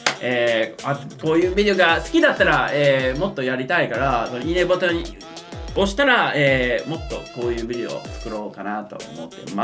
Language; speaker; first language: Japanese; non-native, fluent; English